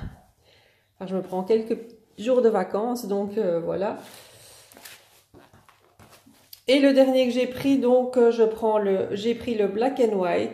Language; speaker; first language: French; native; French